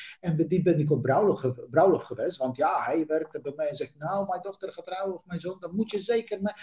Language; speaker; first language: Dutch; non-native, fluent; Polish